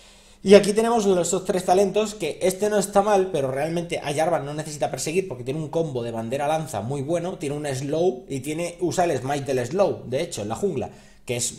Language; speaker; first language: Spanish; native; Spanish